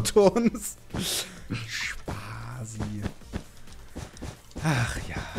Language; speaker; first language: German; native; German